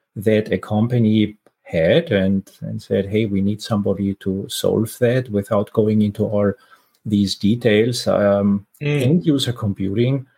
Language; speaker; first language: English; non-native, fluent; German